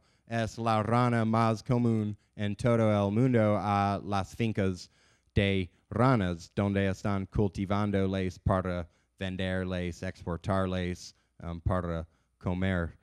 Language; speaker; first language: Spanish; non-native, learner; English